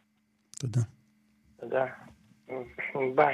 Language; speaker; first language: Hebrew; non-native, fluent; Russian